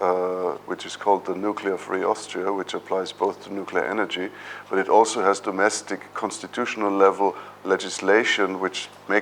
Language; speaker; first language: English; non-native, fluent; German